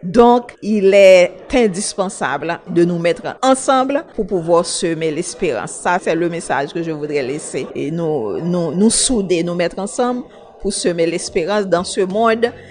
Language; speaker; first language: French; non-native, local second language; Haitian Creole